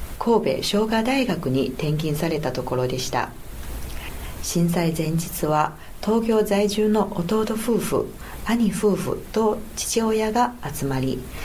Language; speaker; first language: Japanese; non-native, fluent; Chinese